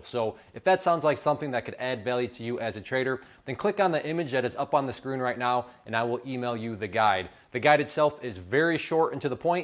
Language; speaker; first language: English; native; English